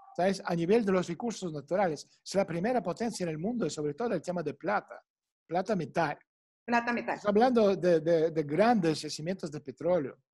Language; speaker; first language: Spanish; non-native, fluent; Russian